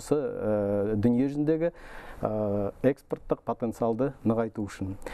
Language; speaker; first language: Kazakh; native; Kazakh